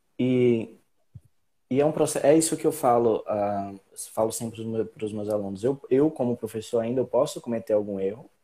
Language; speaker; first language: Portuguese; native; Portuguese